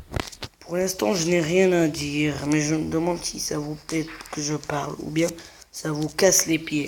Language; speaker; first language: French; non-native, local second language; Arabic